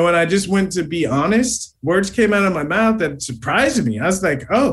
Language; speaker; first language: English; native; English